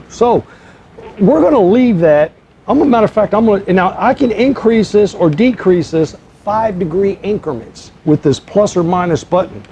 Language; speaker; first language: English; native; English